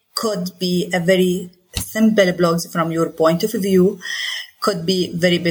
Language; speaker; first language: English; non-native, fluent; Arabic